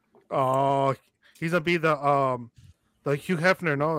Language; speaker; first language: English; early bilingual, other home language; Spanish